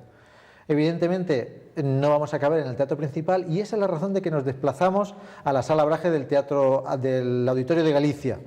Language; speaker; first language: Spanish; native; Spanish